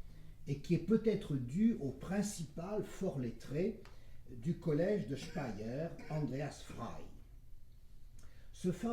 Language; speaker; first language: French; native; French